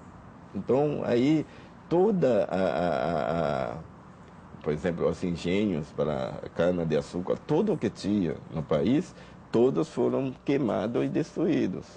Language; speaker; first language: Portuguese; non-native, fluent; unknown